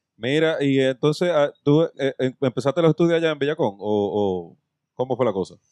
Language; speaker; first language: Spanish; native; Spanish